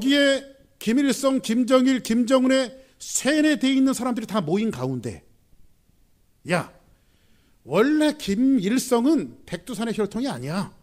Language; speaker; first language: Korean; native; Korean